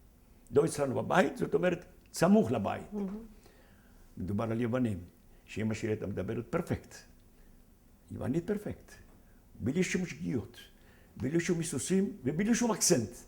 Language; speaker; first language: Hebrew; non-native, fluent; Ladino